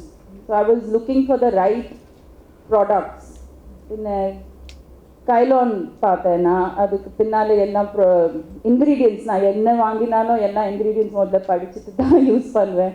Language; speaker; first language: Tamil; non-native, local second language; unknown